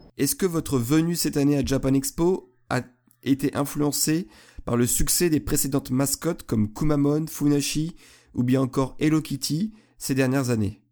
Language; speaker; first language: French; native; French